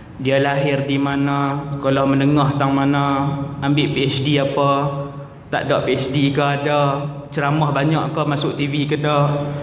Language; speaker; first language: Malay; native; Malay